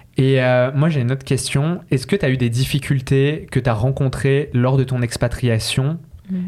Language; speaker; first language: French; native; French